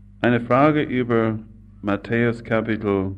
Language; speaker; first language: German; non-native, fluent; English